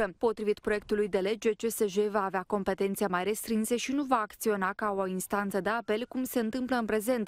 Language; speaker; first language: Romanian; native; Romanian